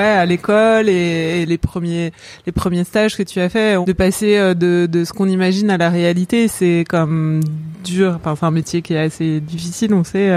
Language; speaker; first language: French; native; French